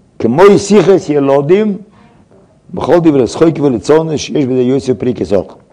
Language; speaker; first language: Hebrew; non-native, fluent; English